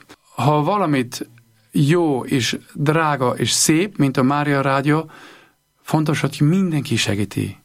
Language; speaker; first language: Hungarian; non-native, learner; German